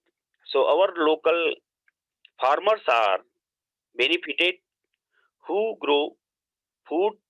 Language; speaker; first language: English; non-native, learner; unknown